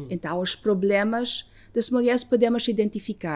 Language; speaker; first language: Portuguese; non-native, fluent; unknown